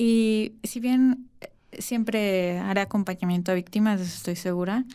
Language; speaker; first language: Spanish; native; Spanish